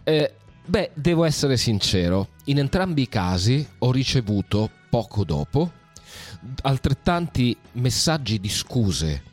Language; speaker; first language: Italian; native; Italian